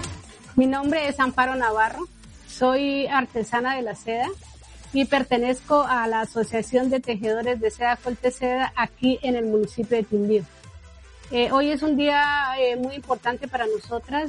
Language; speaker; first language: Spanish; native; Spanish